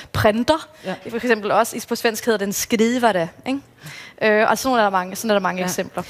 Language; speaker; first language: Danish; native; Danish